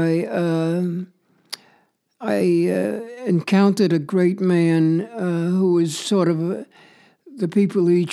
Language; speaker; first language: English; native; English